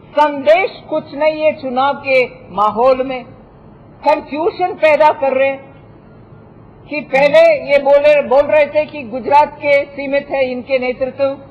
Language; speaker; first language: Hindi; non-native, local second language; Tamil